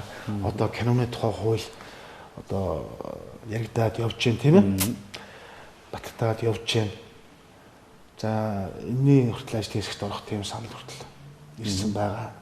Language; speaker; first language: Mongolian; native; Mongolian